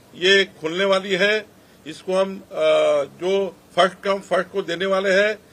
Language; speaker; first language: Hindi; non-native, local second language; Marathi